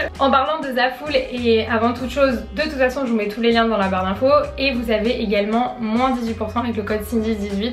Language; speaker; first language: French; native; French